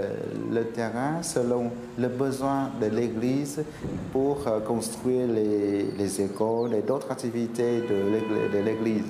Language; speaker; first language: French; non-native, fluent; Vietnamese